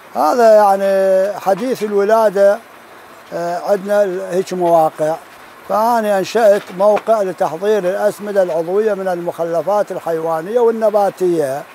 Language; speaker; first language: Arabic; native; Arabic